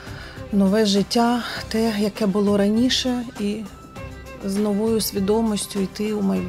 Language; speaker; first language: Ukrainian; non-native, local second language; Russian